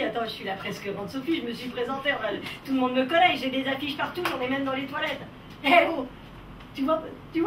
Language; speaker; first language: French; native; French